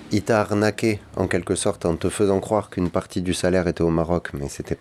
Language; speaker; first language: French; native; French